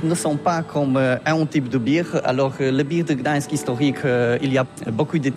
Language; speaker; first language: French; non-native, learner; Polish